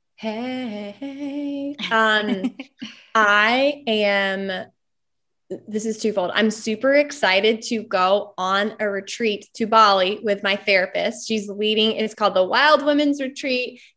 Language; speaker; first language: English; native; English